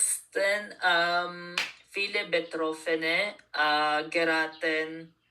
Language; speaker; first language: German; non-native, learner; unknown